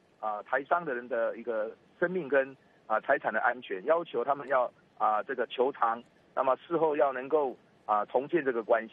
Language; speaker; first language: Chinese; native; Chinese